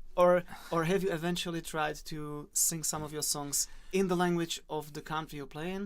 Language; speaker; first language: English; non-native, fluent; Czech